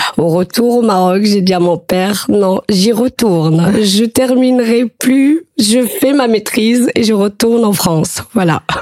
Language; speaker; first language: French; non-native, local second language; Arabic